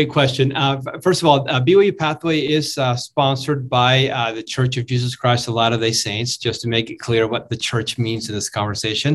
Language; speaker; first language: English; non-native, fluent; Spanish